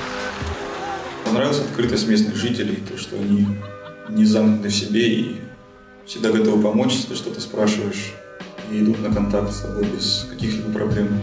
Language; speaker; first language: Russian; native; Russian